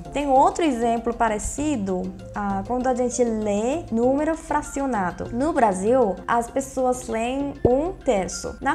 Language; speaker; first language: Portuguese; non-native, fluent; Korean